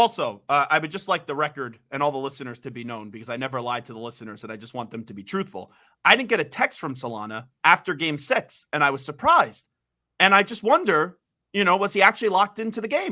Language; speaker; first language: English; native; English